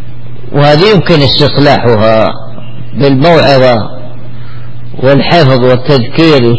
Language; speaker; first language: Arabic; native; Arabic